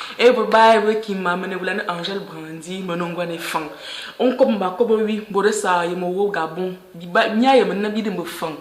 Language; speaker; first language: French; non-native, local second language; Fang